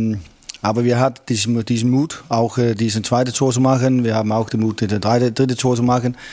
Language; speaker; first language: German; non-native, fluent; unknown